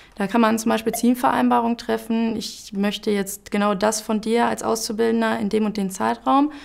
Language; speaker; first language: German; native; German